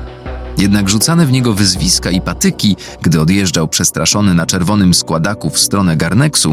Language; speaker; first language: Polish; native; Polish